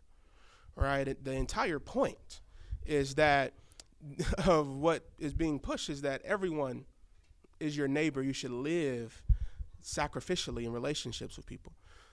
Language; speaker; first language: English; native; English